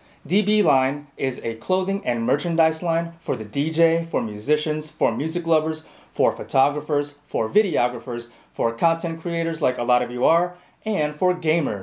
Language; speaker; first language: English; native; English